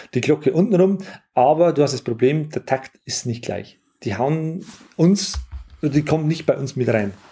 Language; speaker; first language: German; native; German